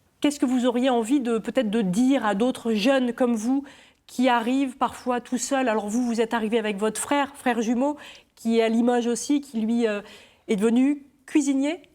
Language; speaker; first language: French; native; French